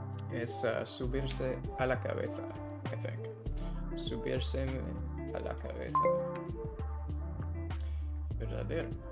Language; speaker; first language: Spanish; non-native, fluent; English